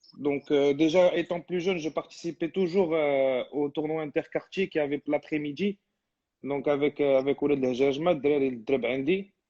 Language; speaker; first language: French; non-native, local second language; Arabic